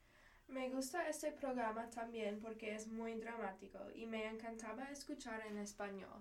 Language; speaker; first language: Spanish; non-native, learner; English